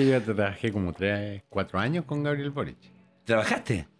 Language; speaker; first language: Spanish; native; Spanish